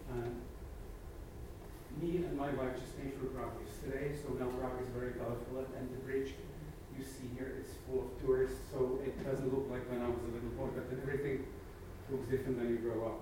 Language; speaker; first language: English; non-native, fluent; Czech